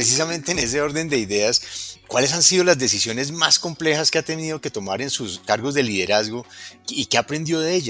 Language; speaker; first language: Spanish; native; Spanish